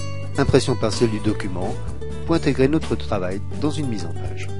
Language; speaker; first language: French; native; French